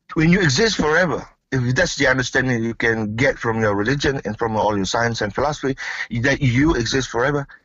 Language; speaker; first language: English; non-native, local second language; Malay